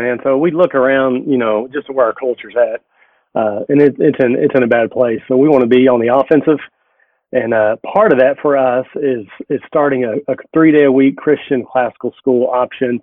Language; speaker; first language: English; native; English